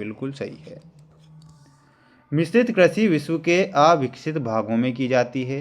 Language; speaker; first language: Hindi; native; Hindi